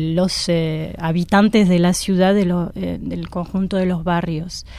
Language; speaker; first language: Spanish; non-native, fluent; French